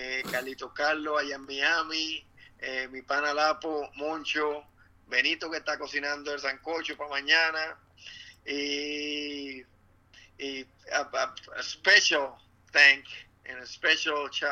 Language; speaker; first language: English; non-native, fluent; Spanish